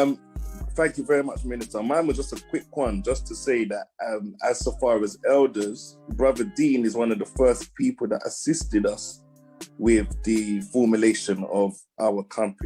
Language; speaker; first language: English; native; English